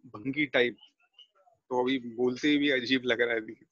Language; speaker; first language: Hindi; native; Hindi